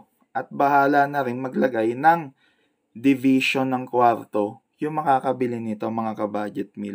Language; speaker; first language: Filipino; native; Filipino